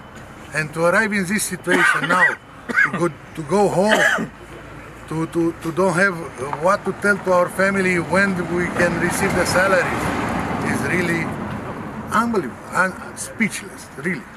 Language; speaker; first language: English; non-native, learner; Romanian